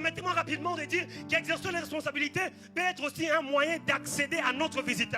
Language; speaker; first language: French; native; French